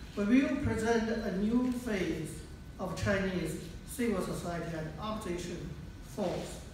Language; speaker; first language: English; non-native, fluent; Chinese